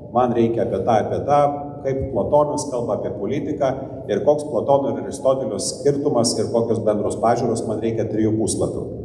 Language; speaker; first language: Lithuanian; non-native, local second language; Polish